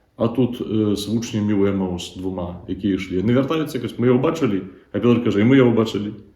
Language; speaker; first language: Belarusian; native; Belarusian